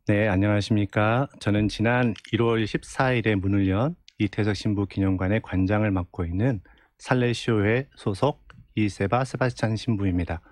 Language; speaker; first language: Korean; native; Korean